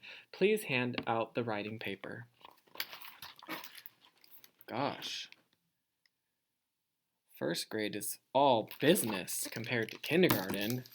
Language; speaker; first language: English; native; English